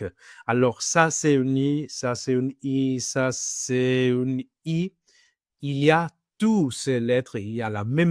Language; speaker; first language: French; non-native, fluent; Greek